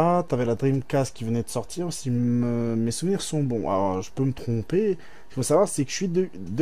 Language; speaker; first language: French; native; French